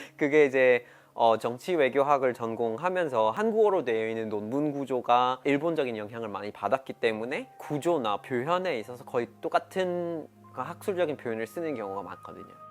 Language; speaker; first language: Korean; non-native, fluent; English